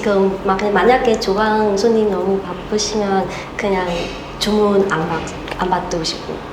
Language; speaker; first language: Korean; non-native, learner; Vietnamese